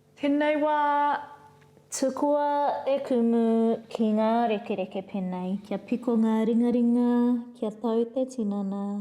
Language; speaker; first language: Māori; non-native, local second language; English